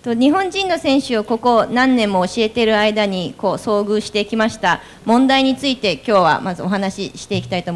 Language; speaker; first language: Japanese; native; Japanese